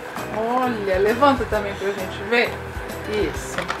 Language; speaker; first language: Portuguese; native; Portuguese